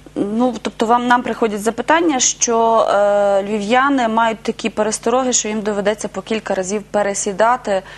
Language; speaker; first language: Ukrainian; native; Ukrainian